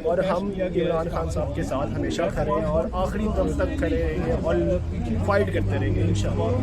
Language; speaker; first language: Urdu; non-native, local second language; Punjabi